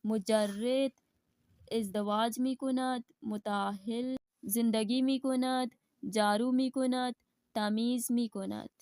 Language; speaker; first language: Persian; non-native, fluent; Urdu